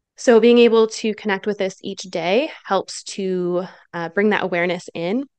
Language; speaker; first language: English; native; English